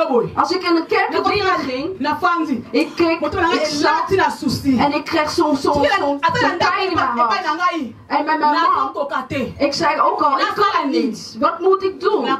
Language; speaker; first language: Dutch; non-native, fluent; Lingala